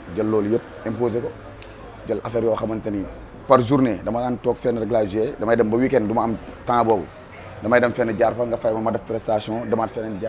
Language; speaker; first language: Wolof; native; Wolof